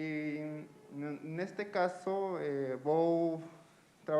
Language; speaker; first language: Portuguese; non-native, learner; Spanish